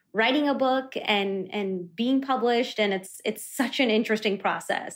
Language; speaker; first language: English; early bilingual, other home language; Kannada